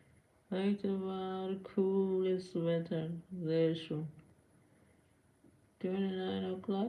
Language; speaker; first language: English; non-native, learner; Persian